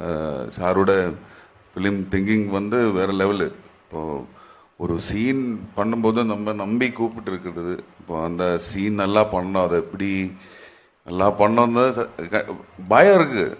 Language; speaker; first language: Tamil; non-native, learner; Malayalam